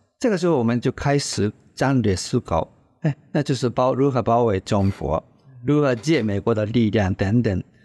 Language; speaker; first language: Chinese; non-native, fluent; Japanese